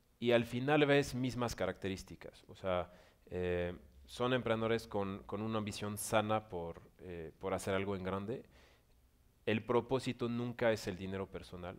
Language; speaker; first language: Spanish; non-native, fluent; French